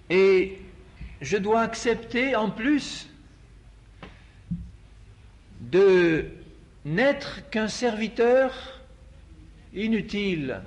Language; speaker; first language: French; native; French